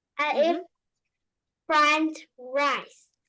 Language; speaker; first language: English; non-native, learner; Vietnamese